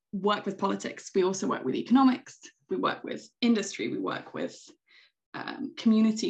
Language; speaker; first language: English; native; English